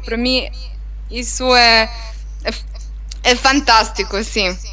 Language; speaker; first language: Portuguese; non-native, learner; Italian